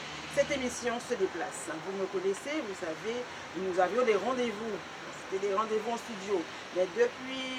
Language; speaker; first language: French; native; French